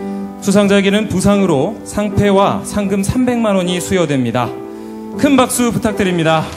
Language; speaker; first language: Korean; native; Korean